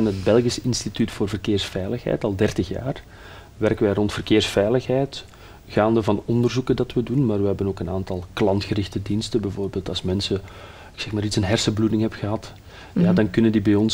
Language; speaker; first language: Dutch; native; Dutch